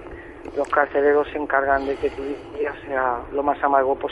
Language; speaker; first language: Spanish; native; Spanish